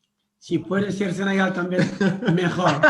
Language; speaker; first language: Spanish; non-native, learner; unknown